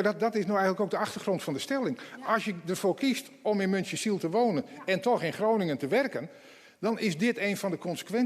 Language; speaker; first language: Dutch; non-native, local second language; Western Frisian